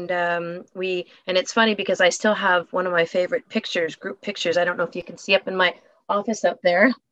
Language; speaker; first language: English; native; English